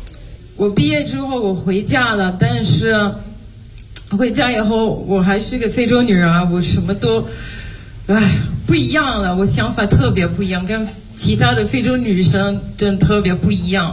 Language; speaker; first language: Chinese; non-native, fluent; French